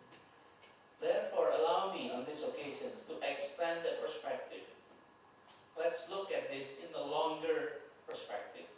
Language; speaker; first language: English; non-native, fluent; Indonesian